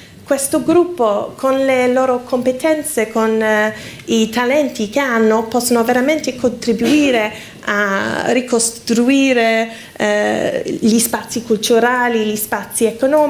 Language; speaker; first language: Italian; non-native, fluent; English